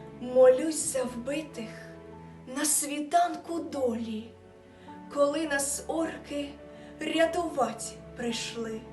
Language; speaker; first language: Ukrainian; native; Ukrainian